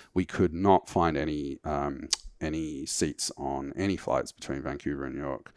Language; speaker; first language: English; native; English